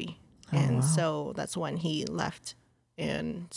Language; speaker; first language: English; early bilingual, other home language; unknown